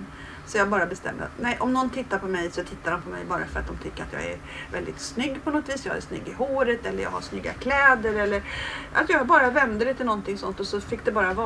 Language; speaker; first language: Swedish; native; Swedish